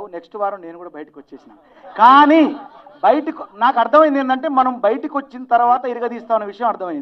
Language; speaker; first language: Telugu; native; Telugu